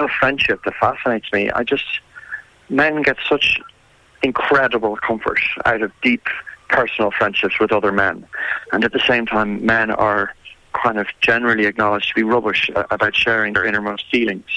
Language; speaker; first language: English; native; English